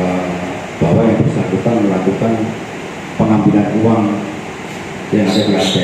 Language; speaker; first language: Indonesian; native; Indonesian